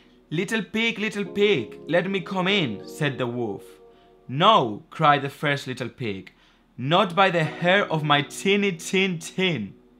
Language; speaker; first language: English; non-native, fluent; Spanish